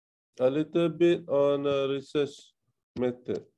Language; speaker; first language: English; non-native, local second language; Malay